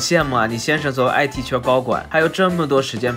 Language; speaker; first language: Chinese; native; Chinese